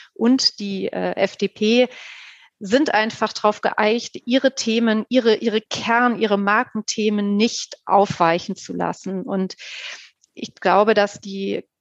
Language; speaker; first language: German; native; German